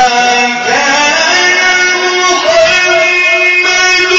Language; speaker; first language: Arabic; native; Arabic